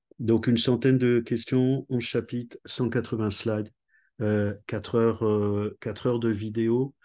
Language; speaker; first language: French; native; French